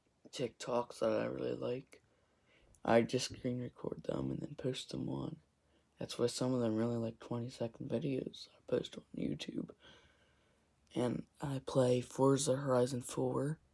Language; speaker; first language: English; native; English